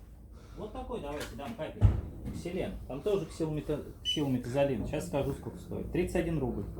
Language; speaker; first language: Russian; native; Russian